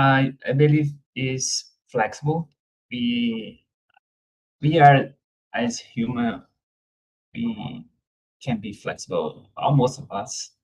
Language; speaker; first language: English; non-native, fluent; Portuguese